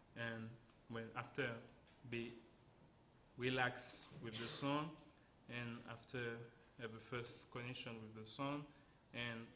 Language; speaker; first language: English; non-native, fluent; Haitian Creole